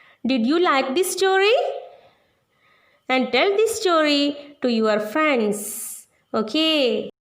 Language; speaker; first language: English; non-native, local second language; Malayalam